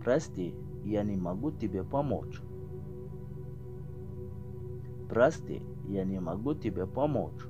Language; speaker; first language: Russian; non-native, learner; Tajik